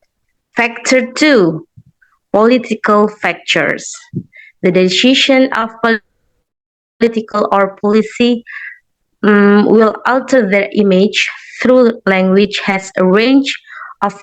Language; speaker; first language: English; non-native, learner; Indonesian